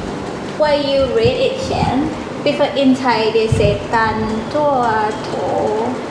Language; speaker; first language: English; non-native, learner; Thai